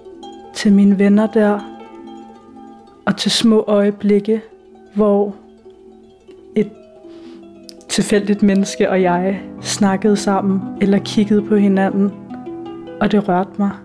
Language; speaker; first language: Danish; early bilingual, other home language; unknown